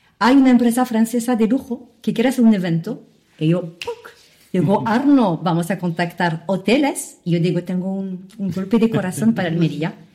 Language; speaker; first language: Spanish; non-native, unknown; Arabic